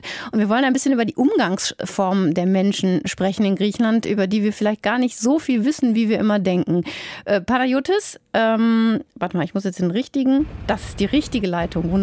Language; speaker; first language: German; native; German